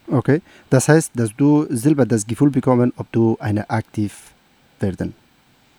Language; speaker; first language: German; non-native, learner; Persian